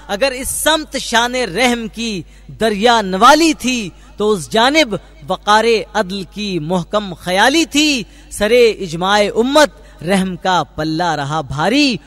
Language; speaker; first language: Urdu; native; Urdu